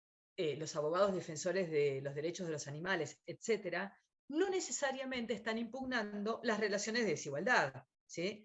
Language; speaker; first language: Spanish; native; Spanish